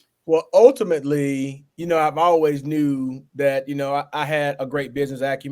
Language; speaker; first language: English; native; English